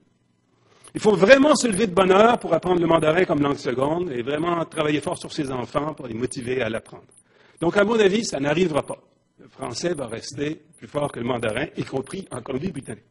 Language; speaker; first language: French; native; French